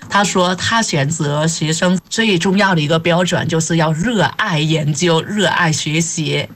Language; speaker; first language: Chinese; non-native, fluent; Vietnamese